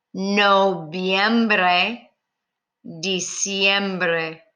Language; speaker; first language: Spanish; non-native, fluent; English